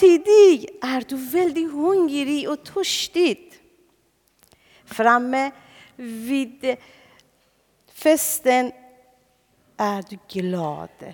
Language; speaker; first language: Swedish; non-native, fluent; Persian